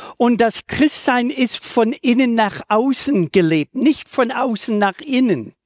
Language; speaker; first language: German; non-native, fluent; English